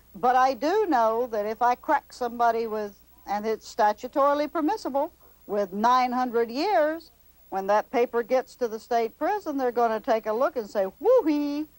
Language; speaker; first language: English; native; English